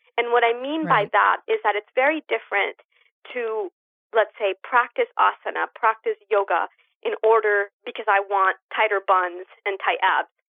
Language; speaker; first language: English; early bilingual, other home language; Spanish